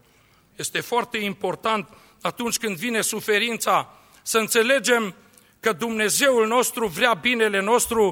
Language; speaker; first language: Romanian; native; Romanian